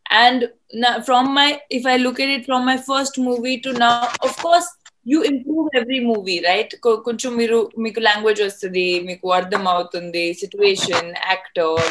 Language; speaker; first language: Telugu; non-native, fluent; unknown